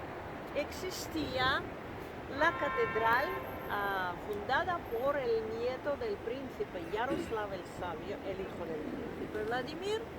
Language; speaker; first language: Spanish; non-native, fluent; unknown